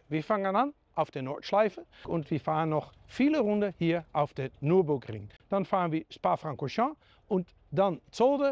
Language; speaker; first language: German; native; German